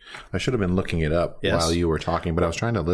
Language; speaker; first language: English; native; English